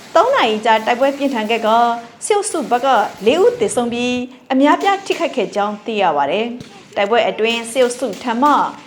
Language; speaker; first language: Burmese; native; Burmese